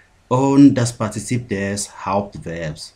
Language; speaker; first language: German; non-native, fluent; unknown